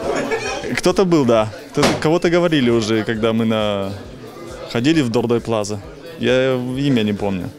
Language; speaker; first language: Russian; early bilingual, heritage; Russian